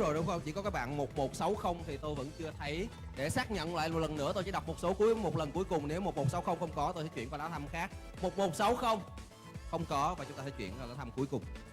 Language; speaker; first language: Vietnamese; native; Vietnamese